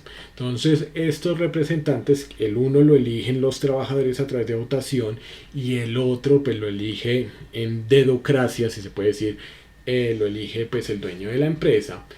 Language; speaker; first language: Spanish; native; Spanish